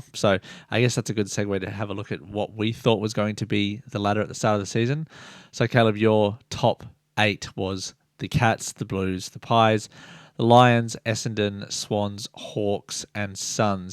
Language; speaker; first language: English; native; English